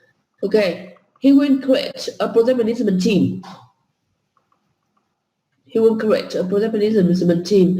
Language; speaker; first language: English; non-native, fluent; Vietnamese